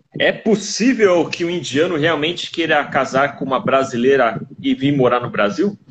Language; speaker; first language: Portuguese; native; Portuguese